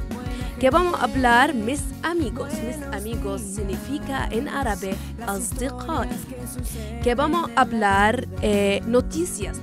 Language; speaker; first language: Spanish; non-native, fluent; Arabic